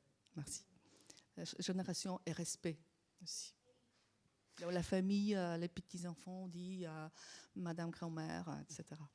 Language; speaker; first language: French; non-native, fluent; Polish